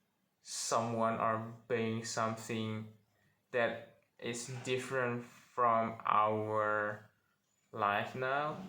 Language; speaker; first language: English; non-native, learner; Indonesian